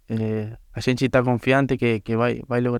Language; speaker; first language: Portuguese; non-native, learner; Spanish